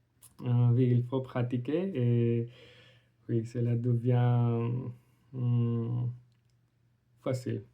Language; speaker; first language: French; non-native, learner; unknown